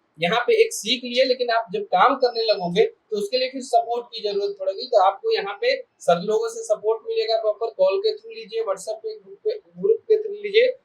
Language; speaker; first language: Hindi; native; Hindi